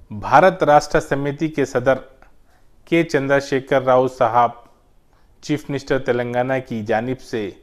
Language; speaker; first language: Hindi; non-native, local second language; Urdu